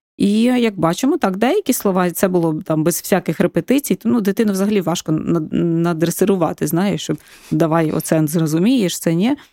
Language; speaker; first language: Ukrainian; native; Ukrainian